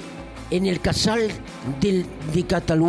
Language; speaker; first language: Catalan; non-native, local second language; Spanish